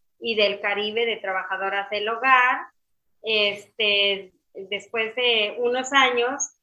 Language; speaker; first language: Spanish; non-native, local second language; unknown